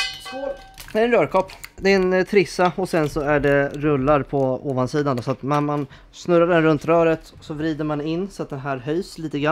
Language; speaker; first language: Swedish; native; Swedish